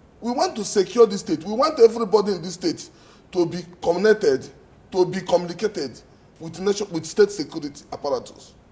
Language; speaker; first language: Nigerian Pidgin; non-native, local second language; Igbo